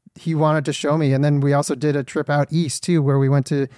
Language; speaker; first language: English; native; English